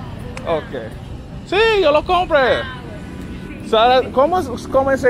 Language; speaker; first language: Spanish; non-native, learner; English